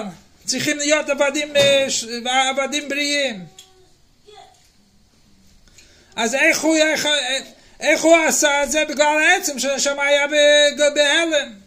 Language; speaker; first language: Hebrew; non-native, fluent; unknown